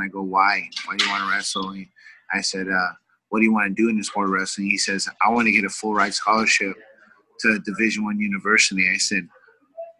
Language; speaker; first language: English; native; English